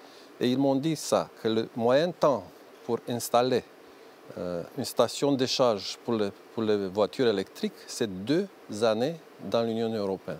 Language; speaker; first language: French; non-native, learner; Romanian